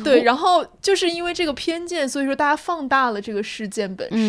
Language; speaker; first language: Chinese; native; Chinese